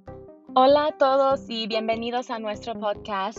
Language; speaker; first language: Spanish; non-native, fluent; English